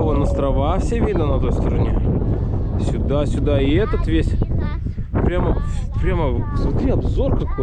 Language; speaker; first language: Russian; native; Russian